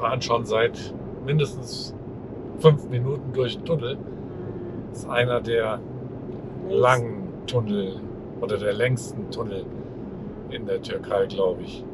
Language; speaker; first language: German; native; German